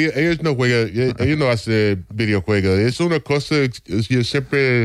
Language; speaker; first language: Spanish; non-native, fluent; English